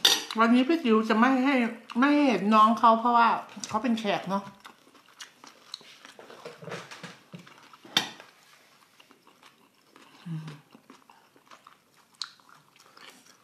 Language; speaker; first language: Thai; native; Thai